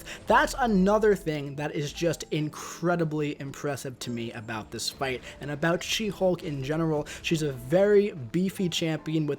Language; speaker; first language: English; native; English